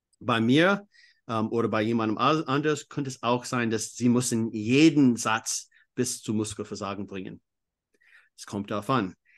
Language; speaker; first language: German; non-native, fluent; English